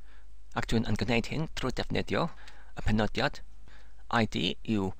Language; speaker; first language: Welsh; non-native, learner; English